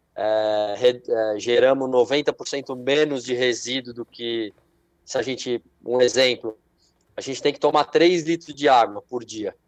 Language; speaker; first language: Portuguese; native; Portuguese